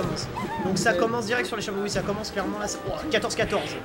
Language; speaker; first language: French; native; French